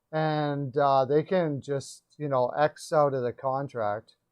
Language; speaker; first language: English; native; English